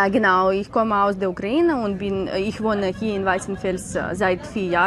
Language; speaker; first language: German; non-native, learner; Ukrainian